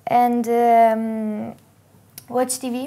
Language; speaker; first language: English; non-native, learner; Italian